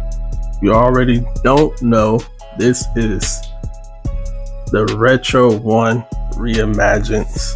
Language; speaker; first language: English; native; English